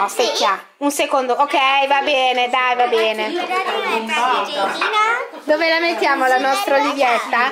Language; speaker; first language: Italian; native; Italian